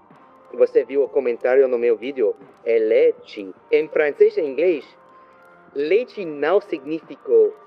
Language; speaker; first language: Portuguese; non-native, learner; French